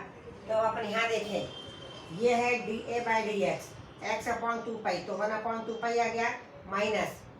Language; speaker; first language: Hindi; native; Hindi